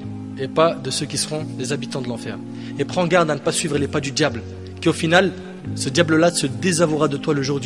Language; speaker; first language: French; native; French